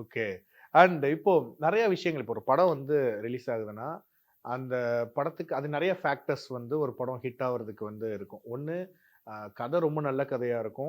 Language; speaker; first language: Tamil; native; Tamil